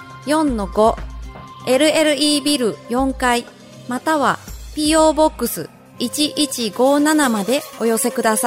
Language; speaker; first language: Japanese; non-native, fluent; Indonesian